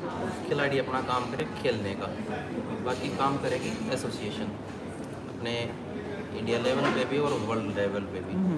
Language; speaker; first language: Hindi; native; Hindi